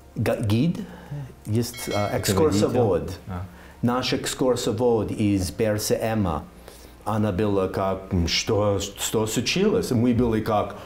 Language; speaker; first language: Russian; non-native, learner; English